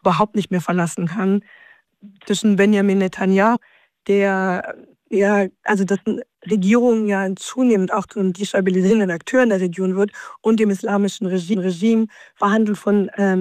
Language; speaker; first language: German; native; German